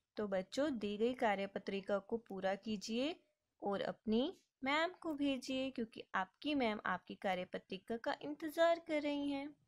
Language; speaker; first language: Hindi; native; Hindi